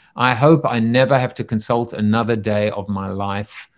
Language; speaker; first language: English; native; English